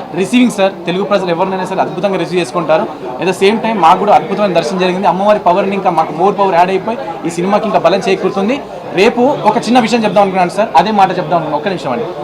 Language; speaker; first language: Telugu; native; Telugu